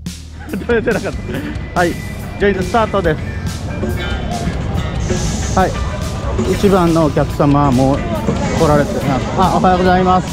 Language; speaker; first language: Japanese; native; Japanese